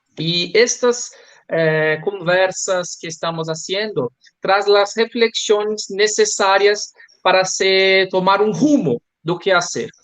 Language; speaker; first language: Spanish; non-native, learner; Portuguese